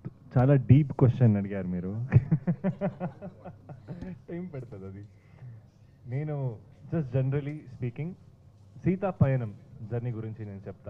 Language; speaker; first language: Telugu; non-native, fluent; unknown